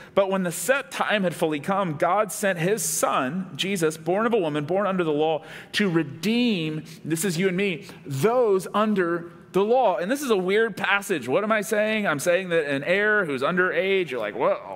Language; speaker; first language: English; native; English